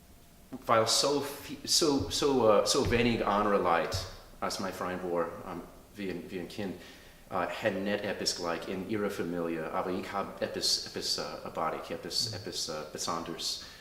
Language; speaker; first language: German; early bilingual, heritage; English